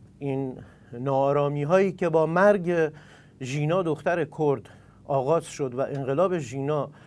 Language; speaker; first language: Persian; non-native, local second language; Central Kurdish